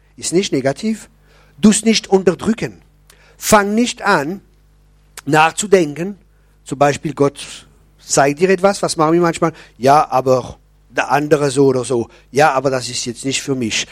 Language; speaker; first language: German; non-native, local second language; French